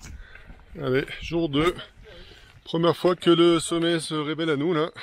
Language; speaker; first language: French; native; French